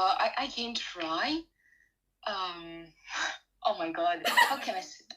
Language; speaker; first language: English; non-native, learner; French